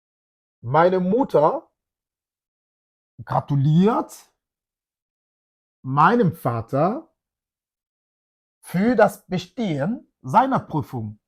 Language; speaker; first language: German; non-native, fluent; French